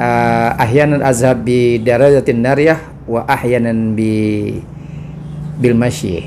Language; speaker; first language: Arabic; non-native, learner; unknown